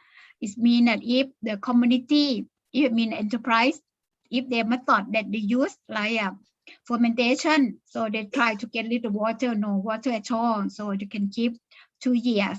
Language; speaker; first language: English; non-native, learner; Thai